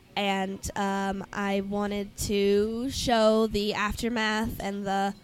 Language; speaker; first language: English; native; English